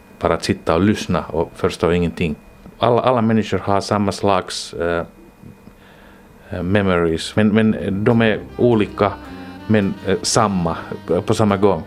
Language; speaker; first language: Swedish; non-native, local second language; Finnish